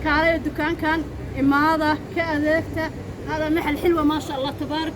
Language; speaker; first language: Arabic; non-native, learner; Somali